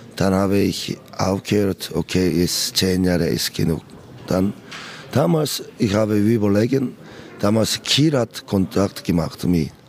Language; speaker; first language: German; non-native, learner; Korean